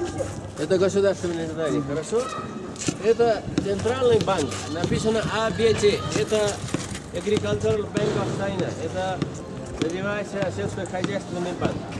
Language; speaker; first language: Russian; non-native, learner; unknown